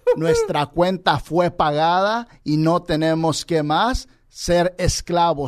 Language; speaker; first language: Spanish; early bilingual, heritage; Spanish